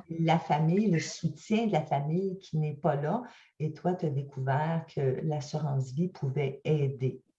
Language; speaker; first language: French; native; French